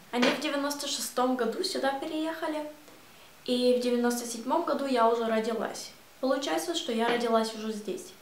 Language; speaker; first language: Russian; early bilingual, heritage; Russian